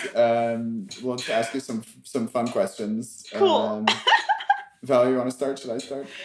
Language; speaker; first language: English; native; English